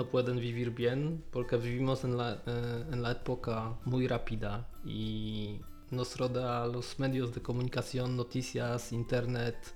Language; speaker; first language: Spanish; non-native, learner; Polish